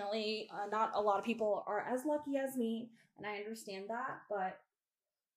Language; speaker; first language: English; native; English